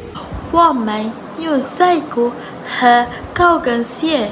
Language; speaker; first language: Chinese; non-native, learner; Malay